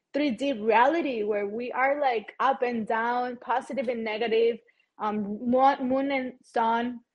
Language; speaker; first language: English; non-native, fluent; Spanish